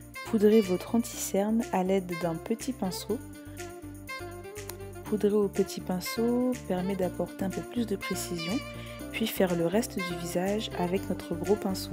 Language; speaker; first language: French; native; French